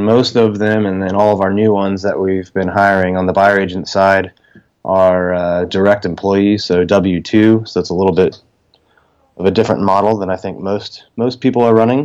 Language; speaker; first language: English; native; English